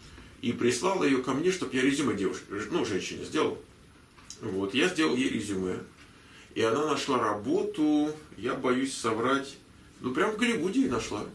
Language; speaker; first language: Russian; native; Russian